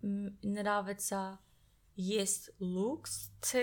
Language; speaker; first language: Russian; non-native, learner; English